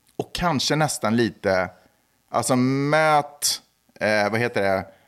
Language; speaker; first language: Swedish; native; Swedish